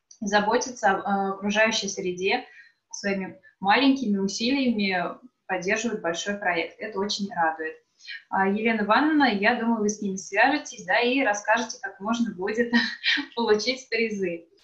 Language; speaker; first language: Russian; native; Russian